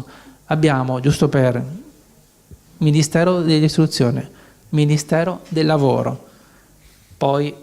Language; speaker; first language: Italian; native; Italian